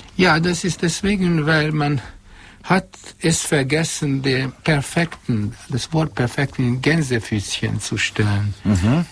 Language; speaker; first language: German; non-native, fluent; Hungarian